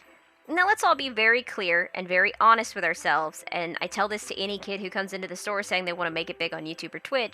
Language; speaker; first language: English; native; English